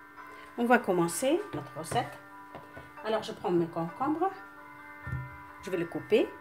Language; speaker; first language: French; non-native, local second language; Arabic